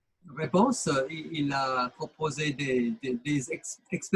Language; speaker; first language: French; non-native, fluent; English